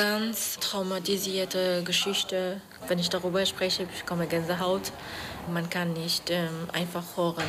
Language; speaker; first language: German; non-native, fluent; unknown